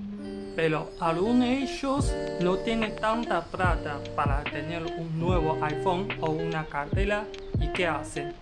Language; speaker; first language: Spanish; non-native, learner; Chinese